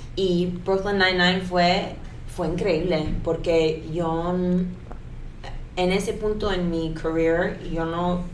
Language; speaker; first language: Spanish; early bilingual, heritage; Spanish